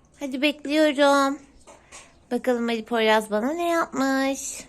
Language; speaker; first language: Turkish; native; Turkish